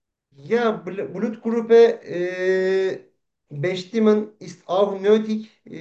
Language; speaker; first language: German; non-native, fluent; Turkish